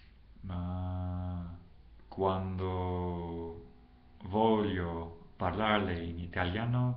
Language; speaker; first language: Italian; non-native, learner; English